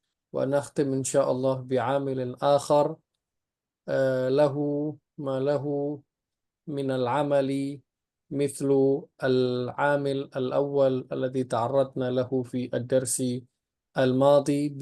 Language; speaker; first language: Arabic; non-native, fluent; Indonesian